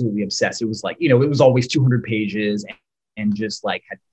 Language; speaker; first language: English; native; English